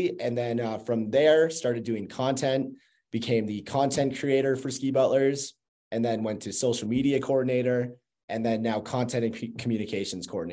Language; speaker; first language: English; native; English